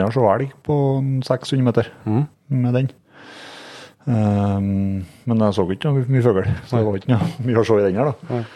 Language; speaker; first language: Norwegian; native; Norwegian